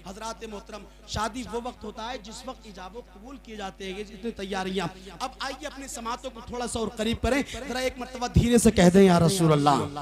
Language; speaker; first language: Hindi; native; Hindi